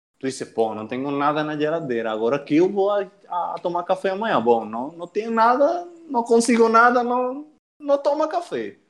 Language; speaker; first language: Portuguese; non-native, fluent; Spanish